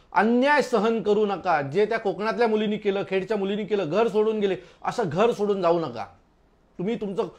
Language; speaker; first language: Marathi; native; Marathi